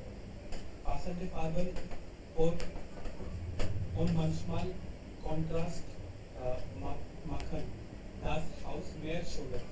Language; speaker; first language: German; non-native, learner; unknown